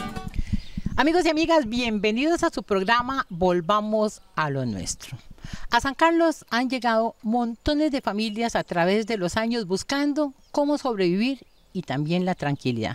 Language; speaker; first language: Spanish; native; Spanish